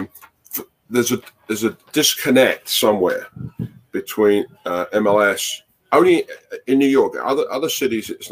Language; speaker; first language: English; native; English